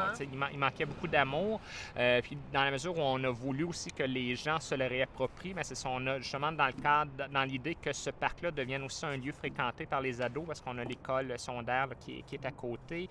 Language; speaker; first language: French; native; French